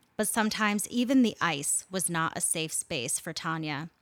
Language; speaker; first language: English; native; English